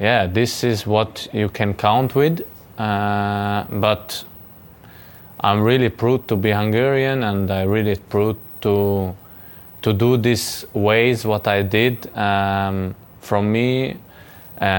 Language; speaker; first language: English; non-native, fluent; Hungarian